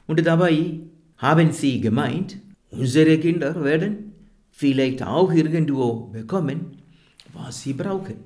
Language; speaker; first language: German; non-native, fluent; Malayalam